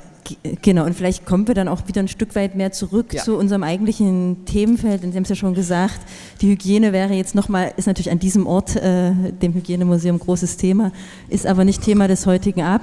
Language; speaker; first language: German; native; German